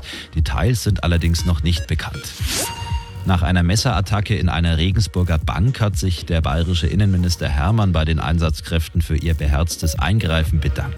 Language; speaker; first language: German; native; German